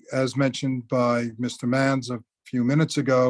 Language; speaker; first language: English; native; English